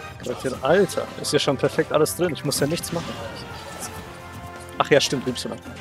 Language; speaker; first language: German; native; German